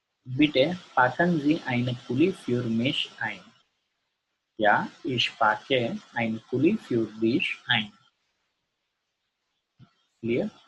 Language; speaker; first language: German; non-native, learner; Gujarati